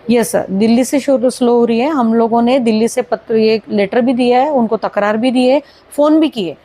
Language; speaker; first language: Hindi; non-native, local second language; Marathi